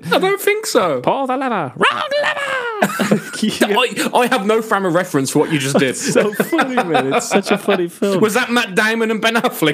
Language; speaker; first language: English; native; English